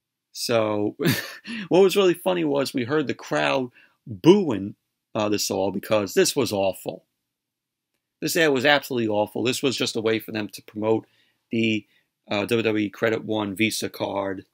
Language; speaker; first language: English; native; English